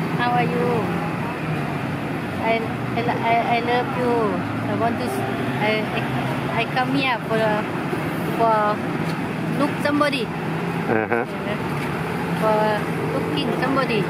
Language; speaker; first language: English; non-native, learner; Thai